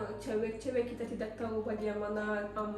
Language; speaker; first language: Indonesian; non-native, learner; Turkish